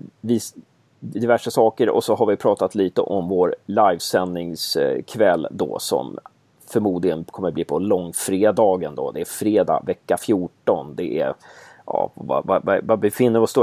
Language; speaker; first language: Swedish; native; Swedish